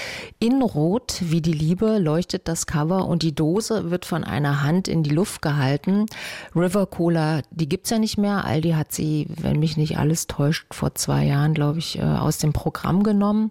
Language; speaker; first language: German; native; German